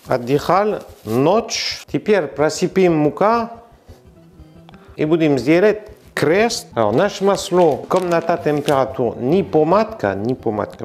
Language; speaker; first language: Russian; non-native, learner; French